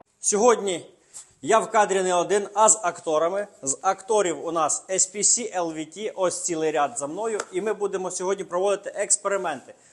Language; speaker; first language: Ukrainian; non-native, local second language; Russian